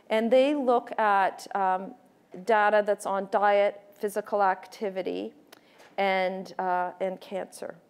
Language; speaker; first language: English; native; English